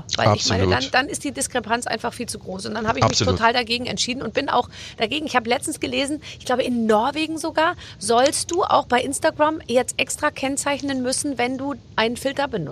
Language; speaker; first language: German; native; German